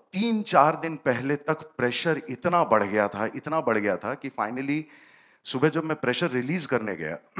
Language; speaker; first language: Hindi; native; Hindi